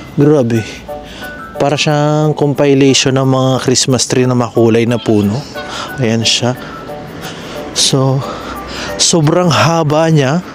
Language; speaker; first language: Filipino; native; Filipino